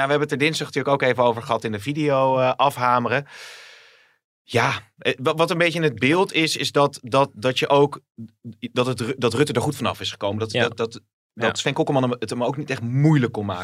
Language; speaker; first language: Dutch; native; Dutch